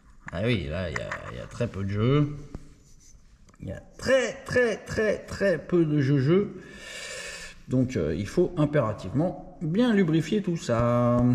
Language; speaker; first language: French; native; French